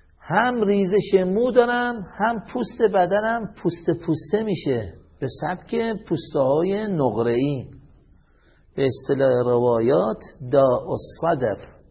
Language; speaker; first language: Persian; native; Persian